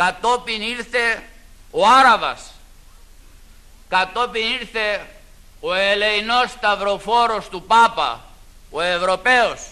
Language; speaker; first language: Greek; native; Greek